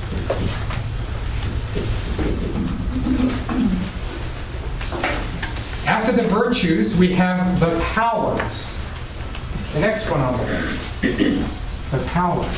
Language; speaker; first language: English; native; English